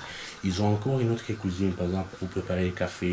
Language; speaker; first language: French; non-native, fluent; Arabic